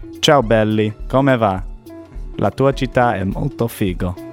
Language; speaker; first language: Italian; non-native, learner; English